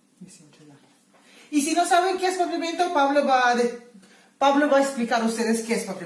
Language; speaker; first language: Spanish; non-native, fluent; Papiamento